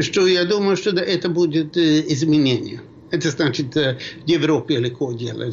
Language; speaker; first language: Russian; non-native, fluent; Swedish